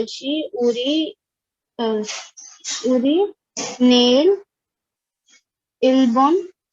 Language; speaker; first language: Korean; non-native, learner; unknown